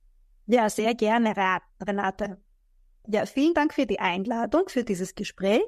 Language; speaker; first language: German; non-native, fluent; Greek